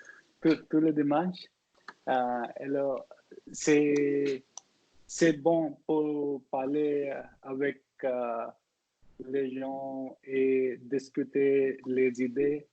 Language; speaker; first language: French; non-native, learner; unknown